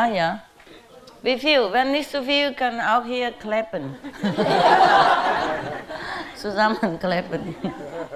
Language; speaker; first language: German; non-native, learner; Vietnamese